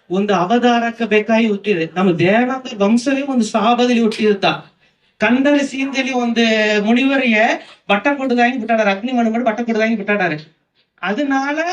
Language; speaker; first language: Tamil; non-native, local second language; Kannada